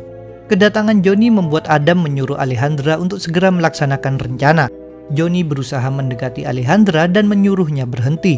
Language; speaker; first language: Indonesian; native; Indonesian